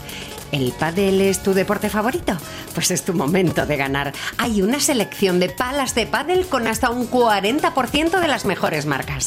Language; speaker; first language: Spanish; native; Spanish